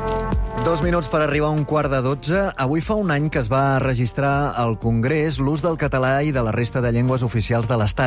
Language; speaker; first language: Catalan; native; Catalan